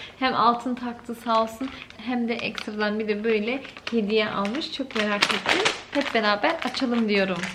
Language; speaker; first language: Turkish; early bilingual, heritage; Turkish